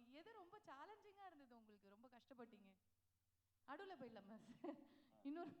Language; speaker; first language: Tamil; native; Tamil